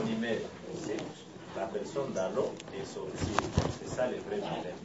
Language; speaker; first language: French; non-native, local second language; Swahili